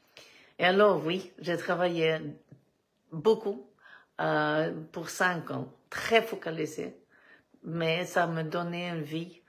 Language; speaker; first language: French; non-native, fluent; Swedish